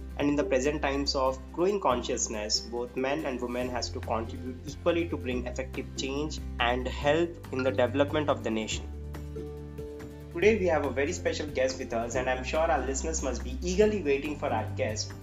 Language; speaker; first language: English; non-native, local second language; Telugu